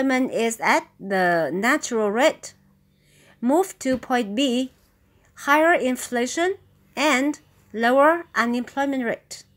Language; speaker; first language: English; non-native, fluent; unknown